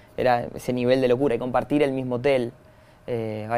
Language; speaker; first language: Spanish; native; Spanish